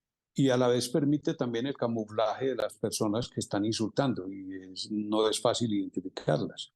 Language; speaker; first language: Spanish; native; Spanish